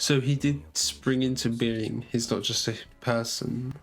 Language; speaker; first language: English; native; English